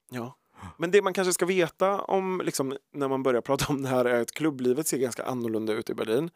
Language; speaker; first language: Swedish; native; Swedish